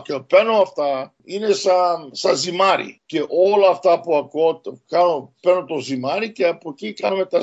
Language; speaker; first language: Greek; early bilingual, heritage; Greek